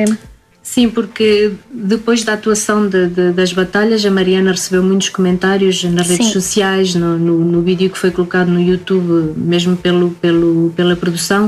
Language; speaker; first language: Portuguese; native; Portuguese